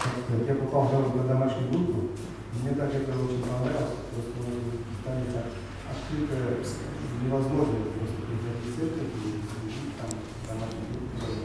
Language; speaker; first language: Russian; non-native, fluent; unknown